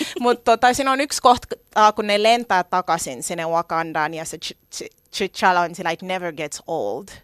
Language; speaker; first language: Finnish; early bilingual, other home language; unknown